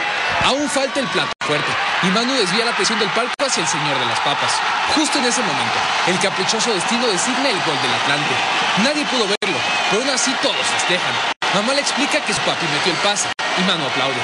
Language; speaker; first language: Spanish; native; Spanish